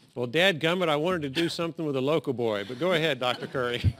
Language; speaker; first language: English; native; English